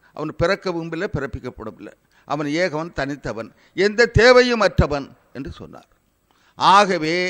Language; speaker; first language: Tamil; native; Tamil